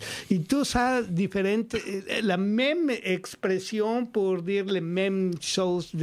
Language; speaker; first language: French; non-native, learner; Spanish